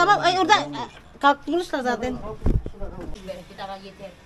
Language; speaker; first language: Turkish; non-native, learner; Filipino